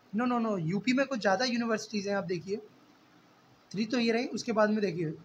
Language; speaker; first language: Hindi; native; Hindi